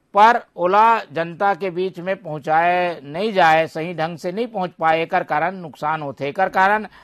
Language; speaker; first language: Hindi; native; Hindi